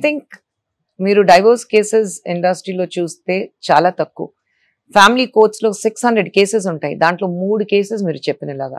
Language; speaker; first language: Telugu; non-native, learner; Tamil